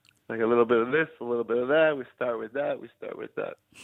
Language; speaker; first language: English; native; English